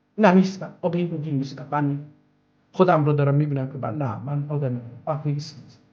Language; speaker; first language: Persian; non-native, local second language; Azerbaijani